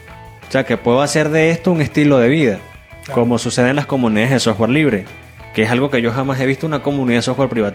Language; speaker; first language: Spanish; native; Spanish